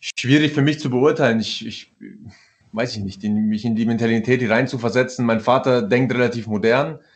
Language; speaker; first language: German; early bilingual, other home language; Italian